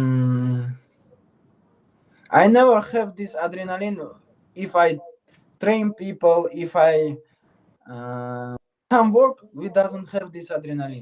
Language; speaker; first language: English; non-native, learner; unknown